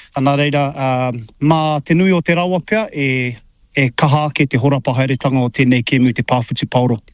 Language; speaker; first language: Māori; native; Māori